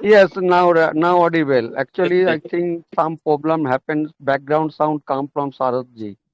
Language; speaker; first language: English; non-native, learner; Hindi